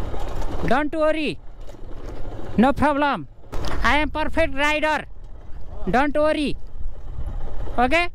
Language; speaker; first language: English; non-native, learner; Nepali